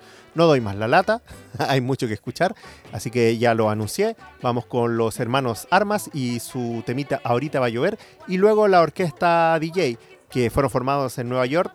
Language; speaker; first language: Spanish; native; Spanish